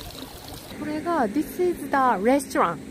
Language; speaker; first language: English; non-native, learner; Japanese